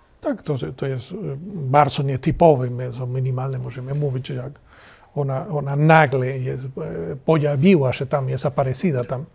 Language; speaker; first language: Polish; non-native, learner; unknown